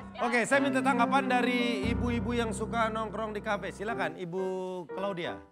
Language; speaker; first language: Indonesian; native; Indonesian